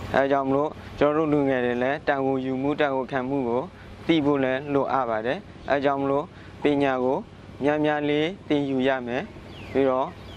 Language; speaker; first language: Burmese; non-native, local second language; Karen languages